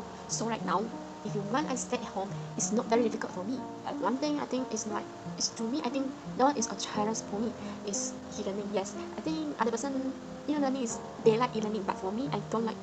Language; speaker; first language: English; non-native, learner; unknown